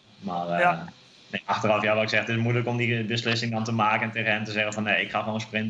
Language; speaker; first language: Dutch; native; Dutch